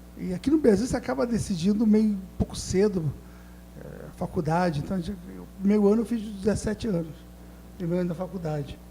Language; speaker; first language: Portuguese; native; Portuguese